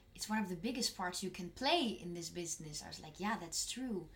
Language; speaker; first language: English; non-native, fluent; Dutch